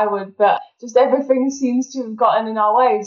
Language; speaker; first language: English; native; English